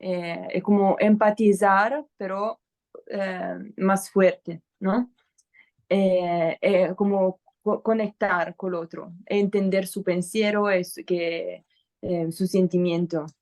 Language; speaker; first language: Spanish; non-native, learner; Italian